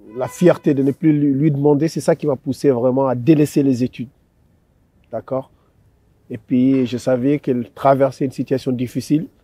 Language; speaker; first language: French; non-native, local second language; Wolof